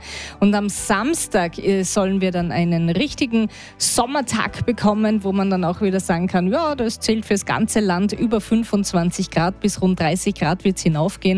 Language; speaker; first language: German; native; German